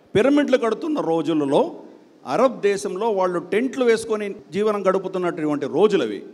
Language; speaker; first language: Telugu; native; Telugu